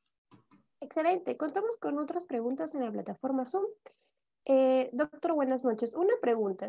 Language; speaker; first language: Spanish; native; Spanish